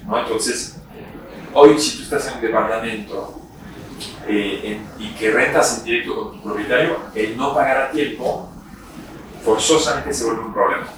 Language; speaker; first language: Spanish; non-native, fluent; French